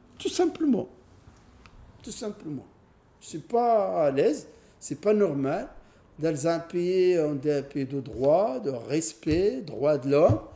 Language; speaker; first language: French; non-native, fluent; Arabic